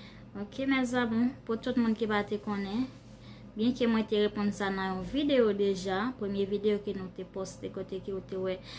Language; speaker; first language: French; non-native, learner; Haitian Creole